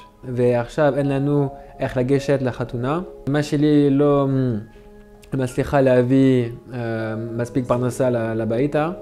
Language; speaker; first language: Hebrew; non-native, fluent; French